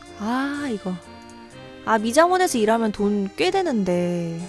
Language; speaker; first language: Korean; native; Korean